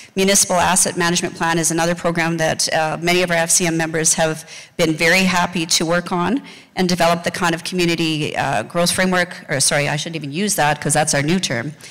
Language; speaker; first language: English; native; English